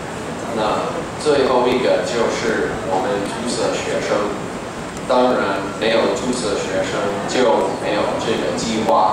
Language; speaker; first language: Chinese; non-native, fluent; English